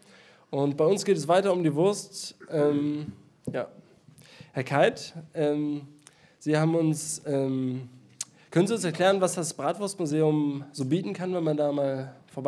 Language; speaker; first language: German; native; German